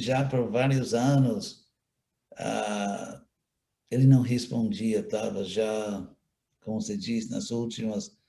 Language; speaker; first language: Portuguese; non-native, fluent; English